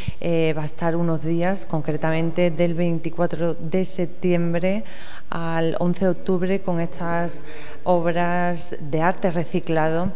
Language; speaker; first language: Spanish; native; Spanish